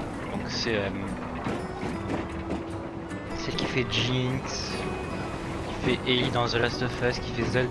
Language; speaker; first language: French; native; French